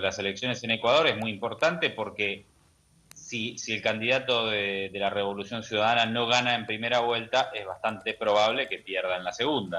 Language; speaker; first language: Spanish; native; Spanish